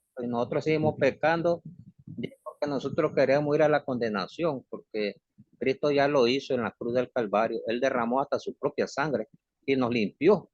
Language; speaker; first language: Spanish; native; Spanish